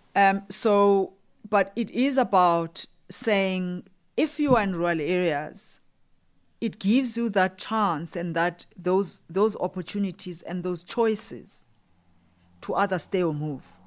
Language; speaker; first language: English; non-native, local second language; Xhosa